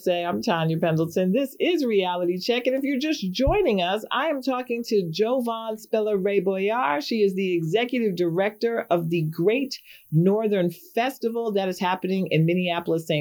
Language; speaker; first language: English; native; English